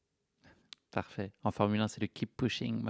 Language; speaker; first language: French; native; French